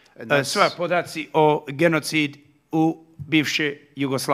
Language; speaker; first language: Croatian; early bilingual, heritage; Serbian